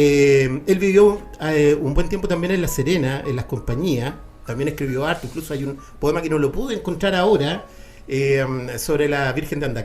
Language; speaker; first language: Spanish; native; Spanish